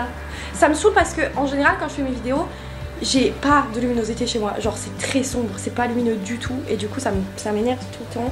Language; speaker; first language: French; native; French